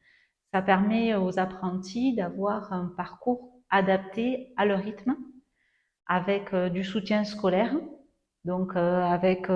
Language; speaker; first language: French; native; French